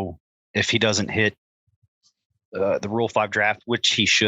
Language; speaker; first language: English; native; English